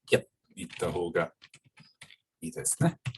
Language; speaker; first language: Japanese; non-native, fluent; English